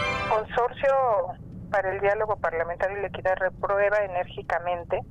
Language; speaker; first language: Spanish; native; Spanish